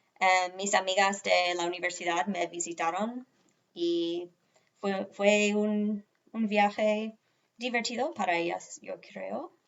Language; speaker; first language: Spanish; non-native, fluent; English